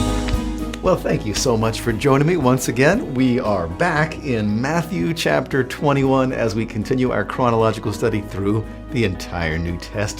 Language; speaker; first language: English; native; English